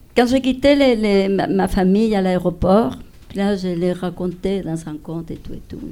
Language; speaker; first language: French; non-native, fluent; Spanish